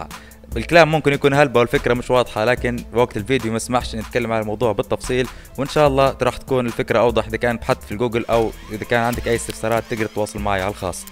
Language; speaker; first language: Arabic; native; Arabic